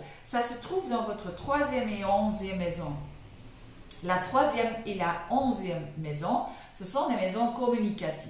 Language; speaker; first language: French; non-native, local second language; Dutch